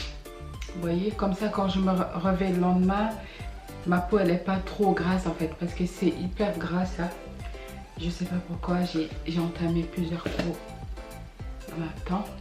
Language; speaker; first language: French; early bilingual, other home language; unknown